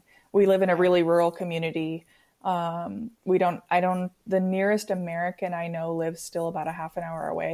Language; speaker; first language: English; native; English